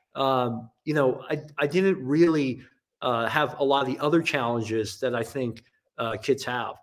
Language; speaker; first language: English; non-native, local second language; Cantonese